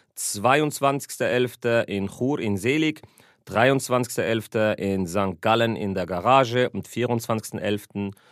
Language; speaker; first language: German; early bilingual, other home language; Arabic